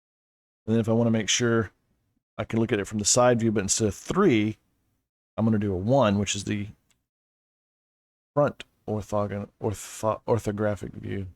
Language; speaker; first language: English; native; English